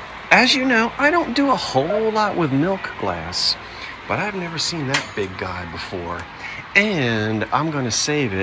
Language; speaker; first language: English; native; English